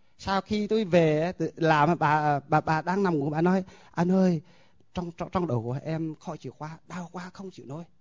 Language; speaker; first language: Vietnamese; non-native, local second language; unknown